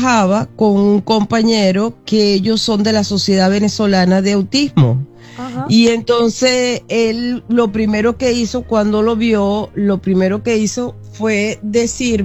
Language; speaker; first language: Spanish; native; Spanish